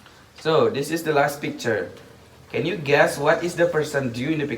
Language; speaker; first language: English; non-native, learner; Indonesian